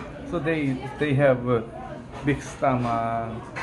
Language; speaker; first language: English; non-native, learner; Korean